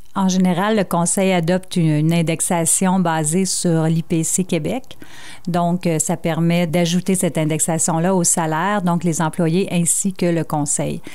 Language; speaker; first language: French; native; French